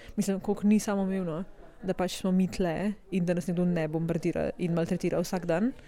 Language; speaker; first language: Slovenian; native; Slovenian